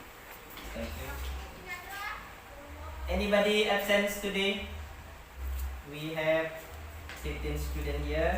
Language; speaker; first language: English; non-native, learner; Indonesian